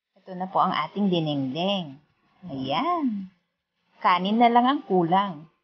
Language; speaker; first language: Filipino; non-native, local second language; Iloko